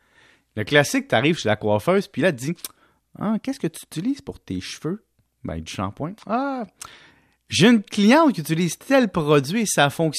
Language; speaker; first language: French; native; French